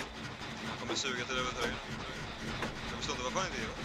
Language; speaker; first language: Swedish; native; Swedish